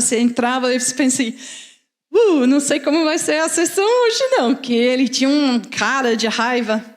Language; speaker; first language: Portuguese; non-native, fluent; English